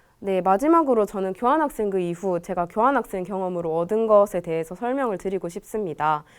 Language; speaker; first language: Korean; native; Korean